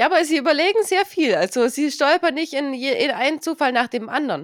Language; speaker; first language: German; native; German